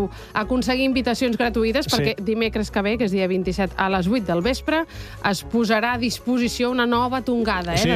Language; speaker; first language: Catalan; native; Catalan